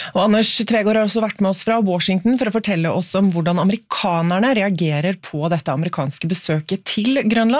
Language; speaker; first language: Norwegian; native; Norwegian